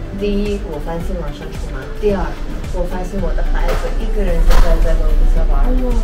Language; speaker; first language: Chinese; non-native, fluent; Armenian